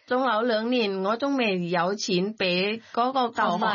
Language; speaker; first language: Cantonese; non-native, learner; Thai